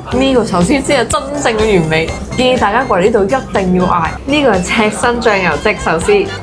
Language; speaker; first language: Cantonese; native; Cantonese